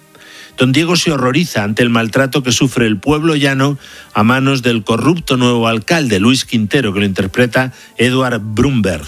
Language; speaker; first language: Spanish; native; Spanish